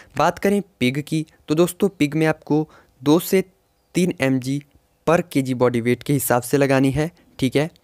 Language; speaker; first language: Hindi; native; Hindi